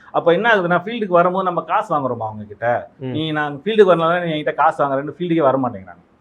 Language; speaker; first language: Tamil; non-native, local second language; Telugu